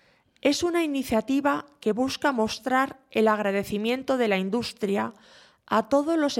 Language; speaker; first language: Spanish; native; Spanish